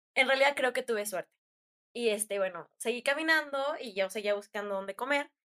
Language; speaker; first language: Spanish; native; Spanish